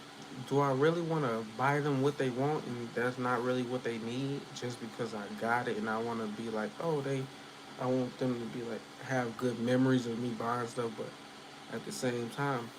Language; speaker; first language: English; native; English